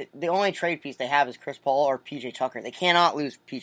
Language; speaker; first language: English; native; English